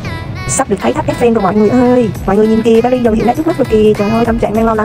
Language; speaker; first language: Vietnamese; native; Vietnamese